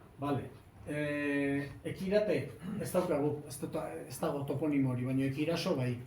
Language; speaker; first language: Basque; native; Basque